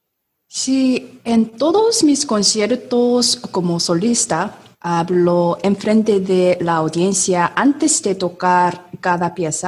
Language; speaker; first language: Spanish; non-native, learner; Korean